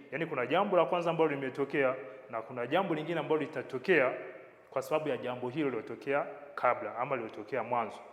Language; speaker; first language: Swahili; non-native, local second language; Kinyarwanda